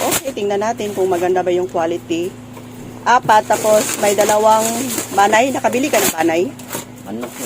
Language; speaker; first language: Filipino; non-native, local second language; Cebuano